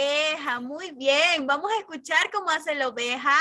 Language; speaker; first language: Spanish; native; Spanish